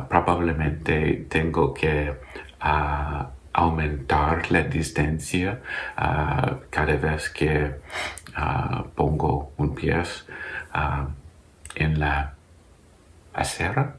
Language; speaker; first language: Spanish; non-native, learner; English